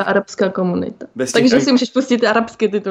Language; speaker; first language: Czech; native; Czech